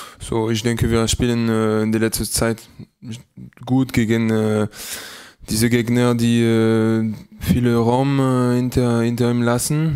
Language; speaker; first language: German; non-native, learner; French